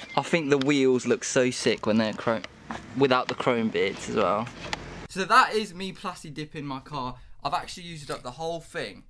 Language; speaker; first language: English; native; English